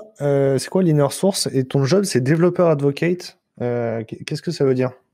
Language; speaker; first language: French; native; French